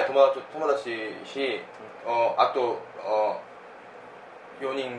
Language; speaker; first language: Japanese; non-native, fluent; Korean